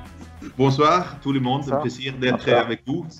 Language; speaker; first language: French; non-native, fluent; Swedish